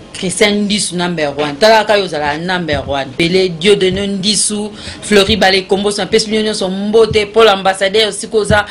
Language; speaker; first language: Lingala; native; Lingala